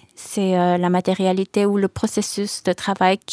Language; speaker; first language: French; early bilingual, other home language; Korean